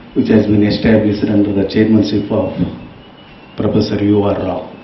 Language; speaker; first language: English; non-native, local second language; Kannada